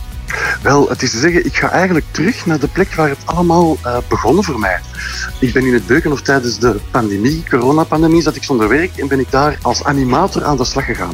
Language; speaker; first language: Dutch; native; Dutch